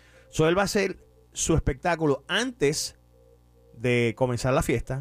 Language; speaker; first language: Spanish; early bilingual, heritage; Spanish